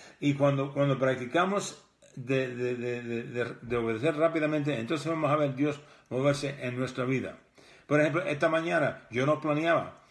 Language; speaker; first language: Spanish; early bilingual, heritage; Spanish